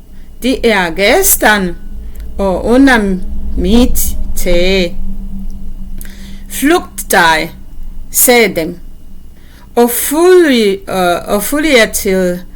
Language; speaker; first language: Danish; non-native, learner; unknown